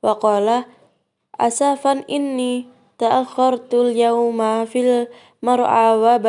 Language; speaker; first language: Arabic; non-native, learner; Indonesian